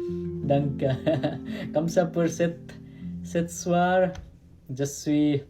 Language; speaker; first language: French; non-native, learner; Nepali